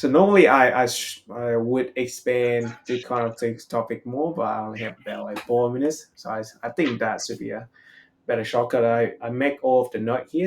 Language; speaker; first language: English; non-native, fluent; Vietnamese